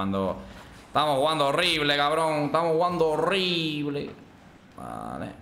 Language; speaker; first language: Spanish; native; Spanish